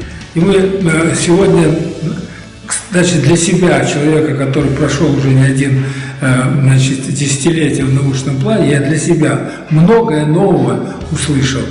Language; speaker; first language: Russian; native; Russian